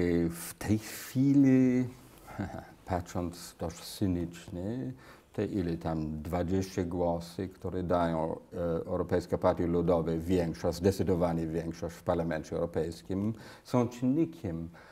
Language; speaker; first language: Polish; non-native, fluent; English